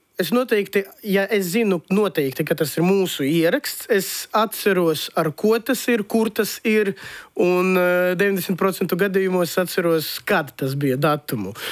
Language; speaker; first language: Latvian; non-native, local second language; Russian